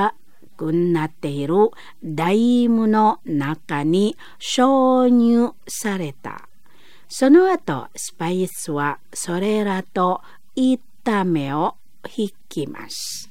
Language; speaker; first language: Japanese; non-native, fluent; Indonesian